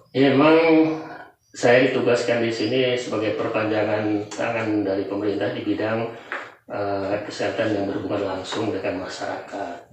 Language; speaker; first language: Indonesian; non-native, local second language; Javanese